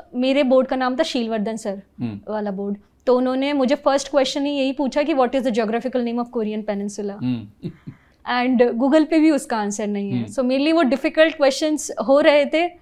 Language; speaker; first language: Hindi; non-native, local second language; Marathi